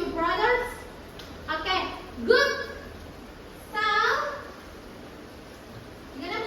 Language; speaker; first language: English; non-native, learner; Indonesian